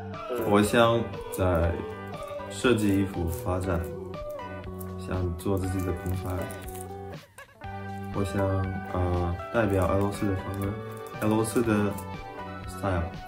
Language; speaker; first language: Chinese; non-native, fluent; Russian